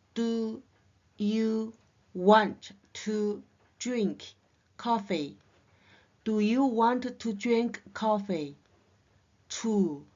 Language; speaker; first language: English; non-native, learner; Chinese